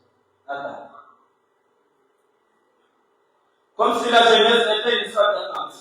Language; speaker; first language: French; non-native, local second language; Comorian